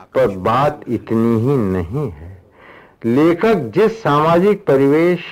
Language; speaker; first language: Hindi; native; Hindi